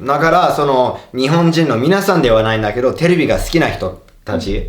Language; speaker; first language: Japanese; non-native, fluent; English